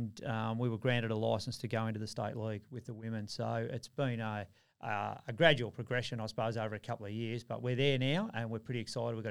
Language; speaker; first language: English; native; English